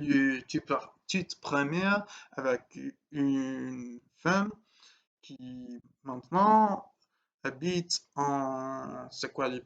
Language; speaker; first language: French; non-native, learner; English